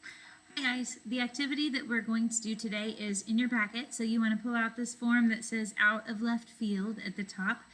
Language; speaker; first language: English; native; English